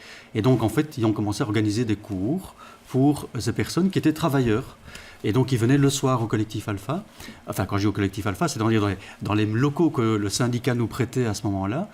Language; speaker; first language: French; native; French